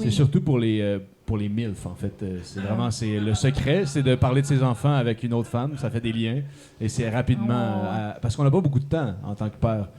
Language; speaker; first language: French; native; French